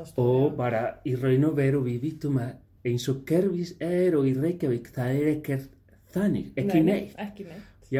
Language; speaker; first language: Icelandic; non-native, fluent; Spanish